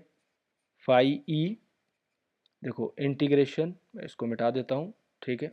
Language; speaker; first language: Hindi; native; Hindi